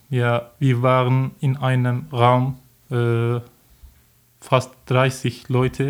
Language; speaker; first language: German; non-native, learner; Turkish